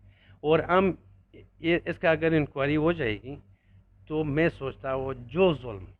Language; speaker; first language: Hindi; non-native, learner; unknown